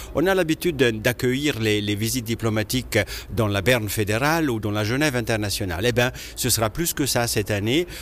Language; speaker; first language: French; non-native, local second language; Italian